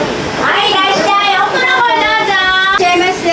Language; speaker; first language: Japanese; native; Japanese